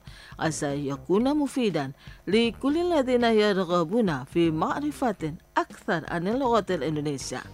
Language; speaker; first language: Arabic; non-native, fluent; Indonesian